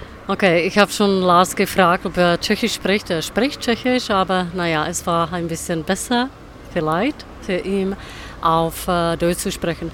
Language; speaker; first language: German; non-native, fluent; Czech